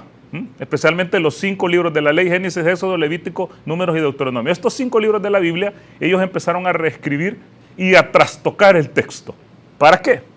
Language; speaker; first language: Spanish; native; Spanish